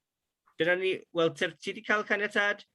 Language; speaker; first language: Welsh; native; Welsh